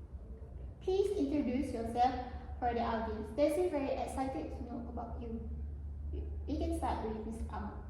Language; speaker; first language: English; non-native, learner; Malay